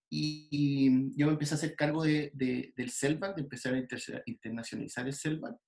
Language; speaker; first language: Spanish; native; Spanish